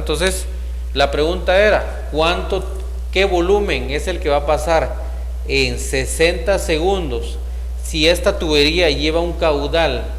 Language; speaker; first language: Spanish; native; Spanish